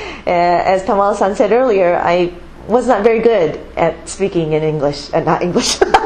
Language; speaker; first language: English; native; English